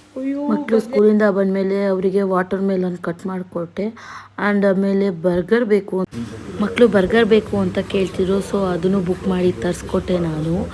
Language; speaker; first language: Kannada; native; Kannada